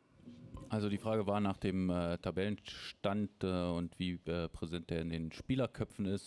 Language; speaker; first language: German; native; German